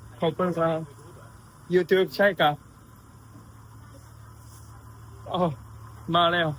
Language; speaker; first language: Thai; non-native, learner; Japanese